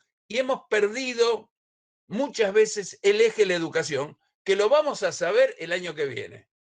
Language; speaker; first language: Spanish; native; Spanish